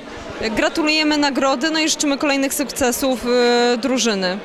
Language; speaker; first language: Polish; native; Polish